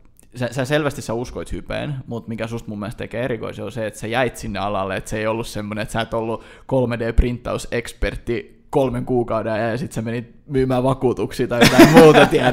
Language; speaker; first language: Finnish; native; Finnish